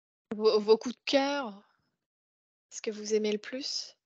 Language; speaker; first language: French; native; French